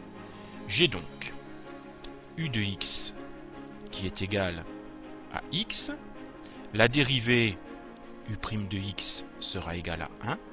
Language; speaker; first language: French; native; French